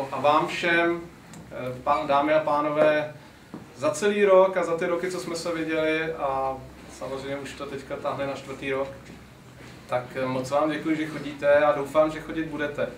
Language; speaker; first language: Czech; native; Czech